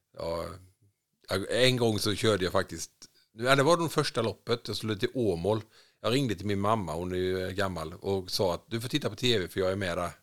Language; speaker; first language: Swedish; native; Swedish